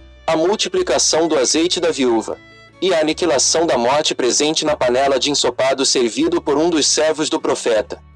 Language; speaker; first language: Portuguese; native; Portuguese